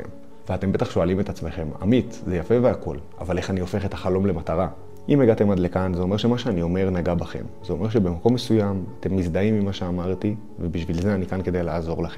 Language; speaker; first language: Hebrew; native; Hebrew